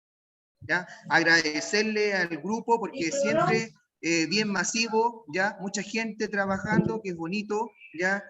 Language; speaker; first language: Spanish; native; Spanish